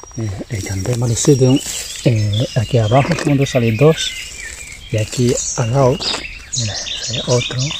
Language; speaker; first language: Spanish; non-native, learner; Chinese